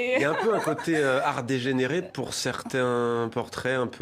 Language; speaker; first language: French; native; French